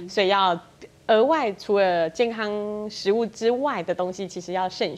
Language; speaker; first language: Chinese; native; Chinese